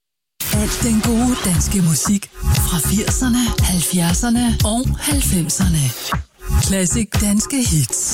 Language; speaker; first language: Danish; native; Danish